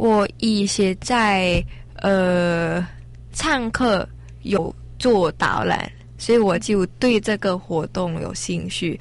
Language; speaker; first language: Chinese; non-native, learner; Thai